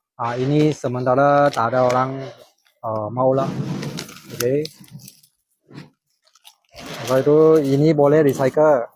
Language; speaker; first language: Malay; non-native, local second language; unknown